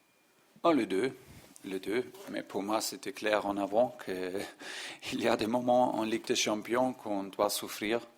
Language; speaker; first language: French; non-native, learner; German